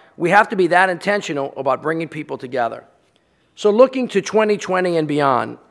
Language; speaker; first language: English; native; English